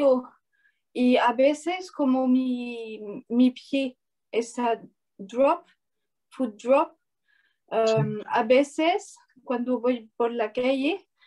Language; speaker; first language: Spanish; non-native, learner; French